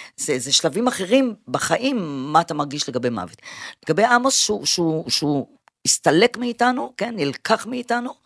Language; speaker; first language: Hebrew; early bilingual, other home language; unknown